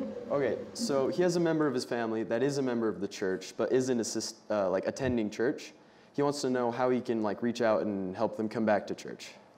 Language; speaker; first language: English; native; English